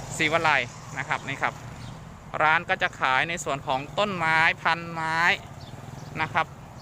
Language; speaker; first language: Thai; native; Thai